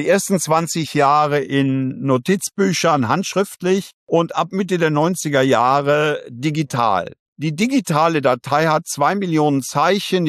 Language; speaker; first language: German; native; German